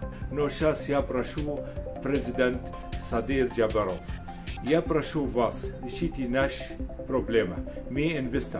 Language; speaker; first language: Russian; non-native, learner; Arabic